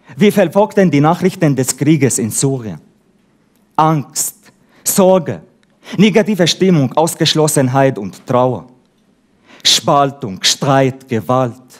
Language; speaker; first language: German; non-native, fluent; Arabic